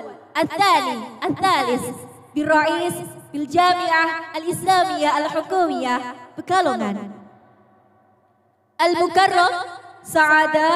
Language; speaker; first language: Arabic; non-native, fluent; Indonesian